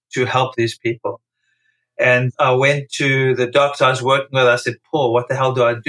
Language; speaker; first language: English; native; English